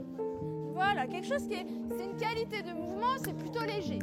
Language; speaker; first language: French; native; French